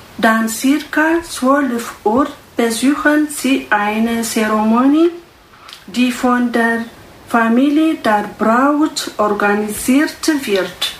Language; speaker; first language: German; non-native, learner; Tigrinya